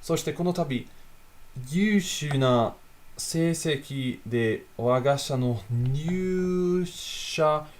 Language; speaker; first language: Japanese; non-native, learner; Italian